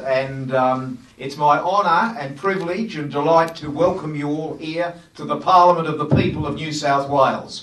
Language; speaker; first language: English; native; English